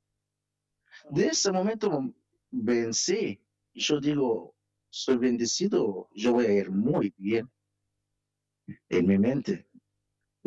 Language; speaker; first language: Spanish; non-native, fluent; Arabic